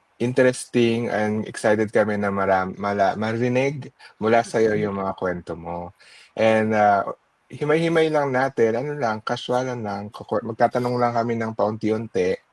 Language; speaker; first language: Filipino; native; Filipino